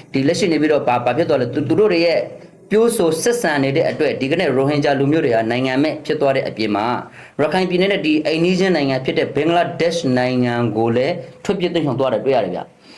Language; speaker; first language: Burmese; native; Burmese